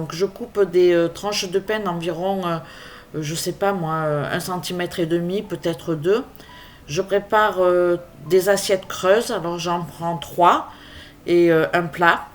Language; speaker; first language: French; native; French